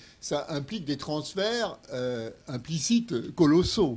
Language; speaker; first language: French; native; French